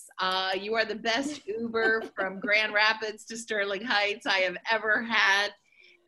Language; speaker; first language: English; native; English